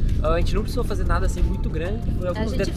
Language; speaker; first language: Portuguese; native; Portuguese